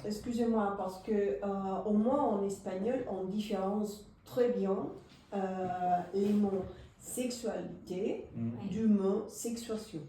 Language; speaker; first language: French; non-native, fluent; Spanish